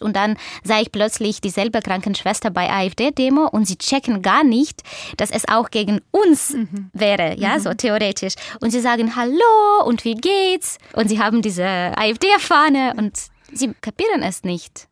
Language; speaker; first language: German; non-native, fluent; Russian